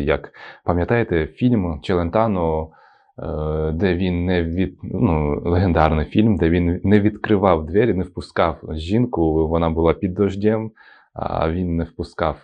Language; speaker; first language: Ukrainian; non-native, local second language; Russian